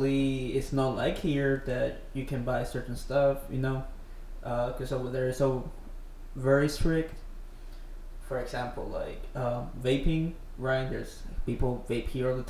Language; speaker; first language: English; non-native, fluent; Spanish